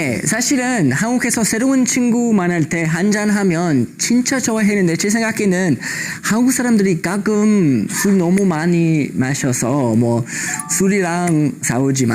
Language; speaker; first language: Korean; non-native, learner; English